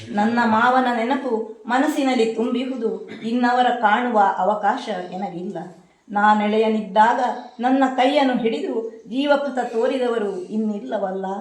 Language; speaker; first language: Kannada; native; Kannada